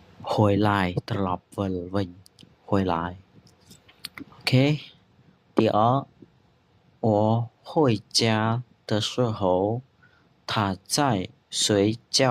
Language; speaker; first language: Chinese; non-native, fluent; Khmer